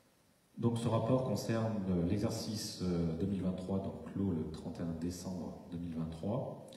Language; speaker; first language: French; native; French